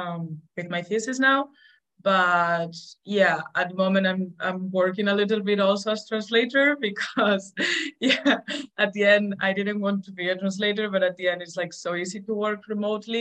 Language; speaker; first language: English; non-native, fluent; Spanish